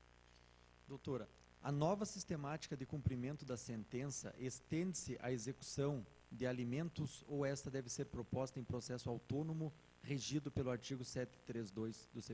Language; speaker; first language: Portuguese; native; Portuguese